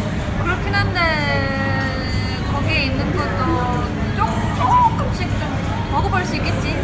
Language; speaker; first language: Korean; non-native, fluent; Romanian